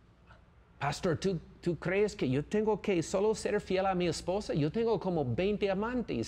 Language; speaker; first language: Spanish; non-native, fluent; English